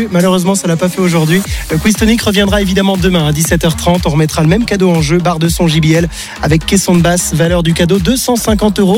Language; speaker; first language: French; native; French